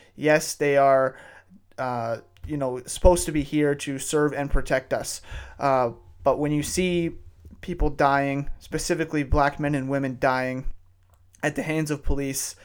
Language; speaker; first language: English; native; English